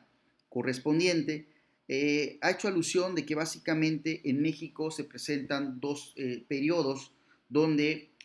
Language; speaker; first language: Spanish; native; Spanish